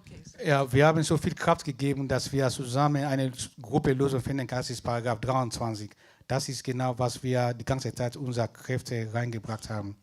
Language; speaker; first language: German; non-native, fluent; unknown